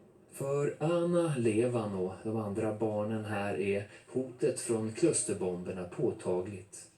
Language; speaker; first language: Swedish; native; Swedish